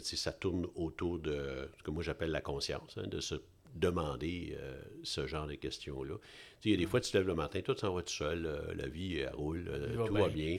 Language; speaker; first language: French; native; French